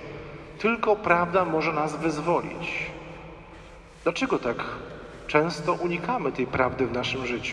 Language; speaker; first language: Polish; native; Polish